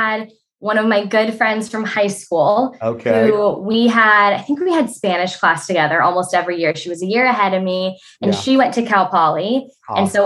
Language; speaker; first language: English; native; English